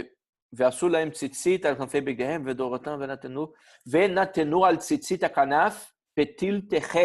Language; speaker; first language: Hebrew; non-native, fluent; Portuguese